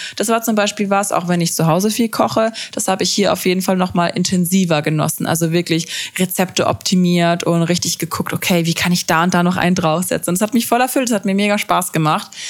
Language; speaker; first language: German; native; German